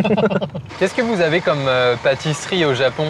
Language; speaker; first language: French; native; French